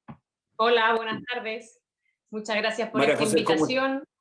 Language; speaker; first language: Spanish; native; Spanish